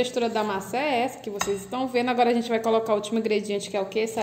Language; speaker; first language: Portuguese; native; Portuguese